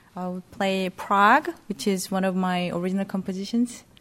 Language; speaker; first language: English; non-native, fluent; Korean